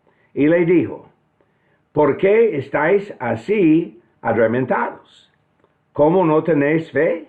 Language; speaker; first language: Spanish; non-native, fluent; English